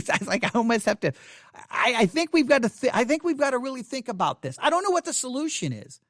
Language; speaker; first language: English; native; English